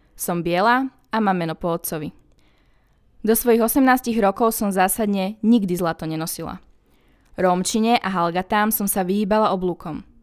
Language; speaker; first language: Slovak; native; Slovak